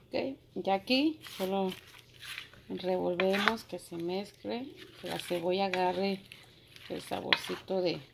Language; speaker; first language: Spanish; native; Spanish